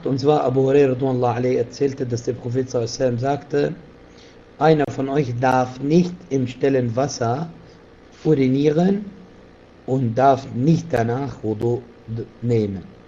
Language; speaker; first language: German; non-native, fluent; Arabic